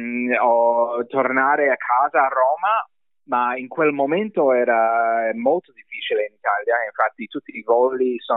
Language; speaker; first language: Italian; non-native, fluent; English